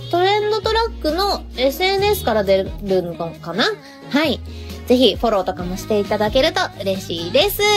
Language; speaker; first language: Japanese; native; Japanese